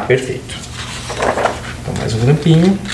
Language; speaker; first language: Portuguese; native; Portuguese